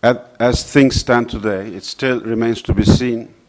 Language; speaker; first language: English; non-native, fluent; Turkish